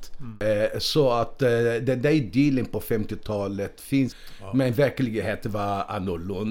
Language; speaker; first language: Swedish; non-native, fluent; Portuguese